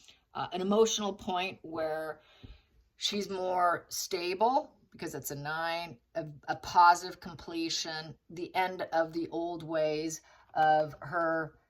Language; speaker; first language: English; native; English